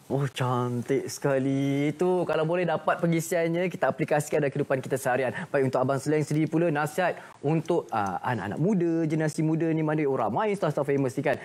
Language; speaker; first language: Malay; native; Malay